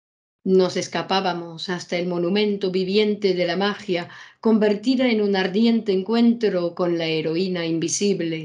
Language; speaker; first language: Spanish; native; Spanish